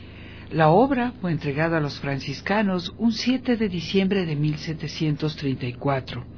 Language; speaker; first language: Spanish; native; Spanish